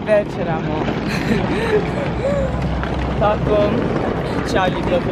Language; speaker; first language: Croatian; non-native, learner; English